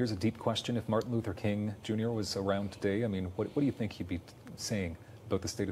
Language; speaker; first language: English; native; English